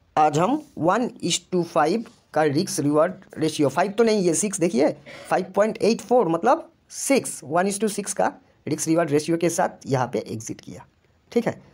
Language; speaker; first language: Hindi; non-native, local second language; Bangla